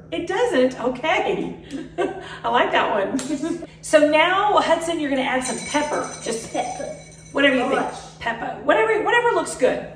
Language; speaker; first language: English; native; English